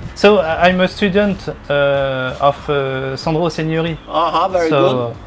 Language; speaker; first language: English; non-native, learner; French